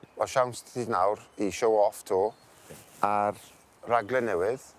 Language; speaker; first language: Welsh; native; Welsh